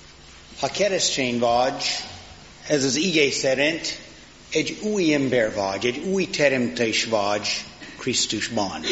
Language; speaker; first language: Hungarian; non-native, fluent; English